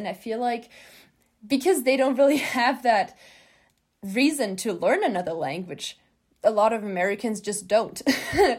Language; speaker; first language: English; non-native, fluent; German